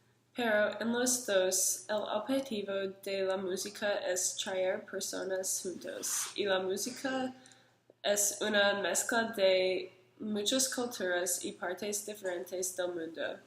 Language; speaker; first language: Spanish; non-native, learner; English